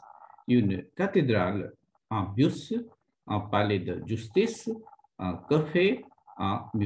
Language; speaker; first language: French; non-native, fluent; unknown